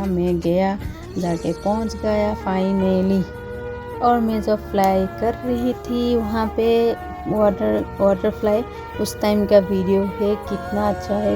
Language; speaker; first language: Hindi; non-native, local second language; Assamese